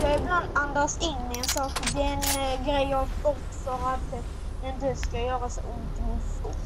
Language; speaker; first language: Swedish; early bilingual, other home language; Chinese